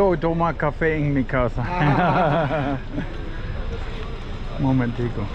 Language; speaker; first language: Portuguese; non-native, learner; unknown